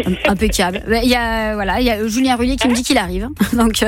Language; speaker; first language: French; native; French